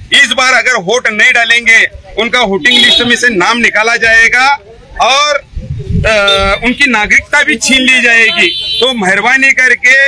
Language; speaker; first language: Hindi; native; Hindi